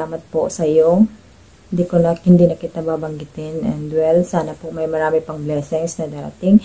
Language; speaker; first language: Filipino; native; Filipino